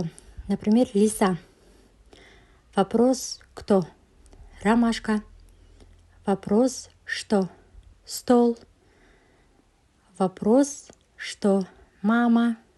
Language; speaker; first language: Russian; non-native, local second language; Kazakh